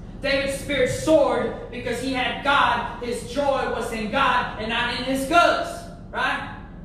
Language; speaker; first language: English; early bilingual, other home language; Spanish